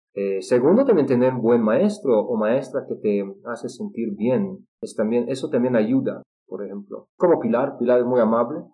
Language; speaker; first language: Spanish; non-native, fluent; Russian